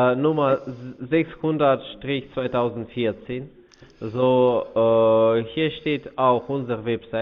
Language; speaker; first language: German; non-native, fluent; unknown